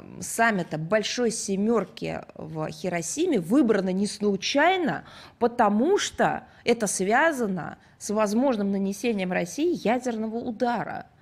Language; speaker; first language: Russian; native; Russian